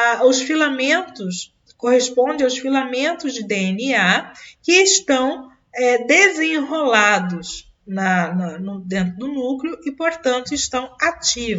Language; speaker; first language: Portuguese; native; Portuguese